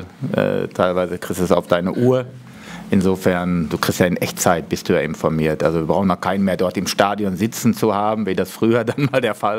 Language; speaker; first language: German; native; German